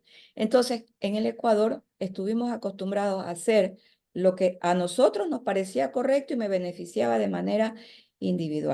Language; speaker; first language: Spanish; native; Spanish